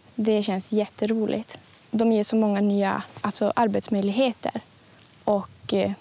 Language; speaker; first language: Swedish; native; Swedish